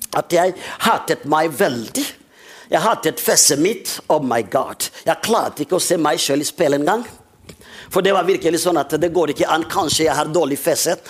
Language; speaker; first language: Norwegian; non-native, fluent; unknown